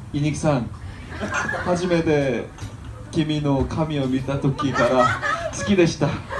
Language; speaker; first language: Japanese; non-native, learner; Korean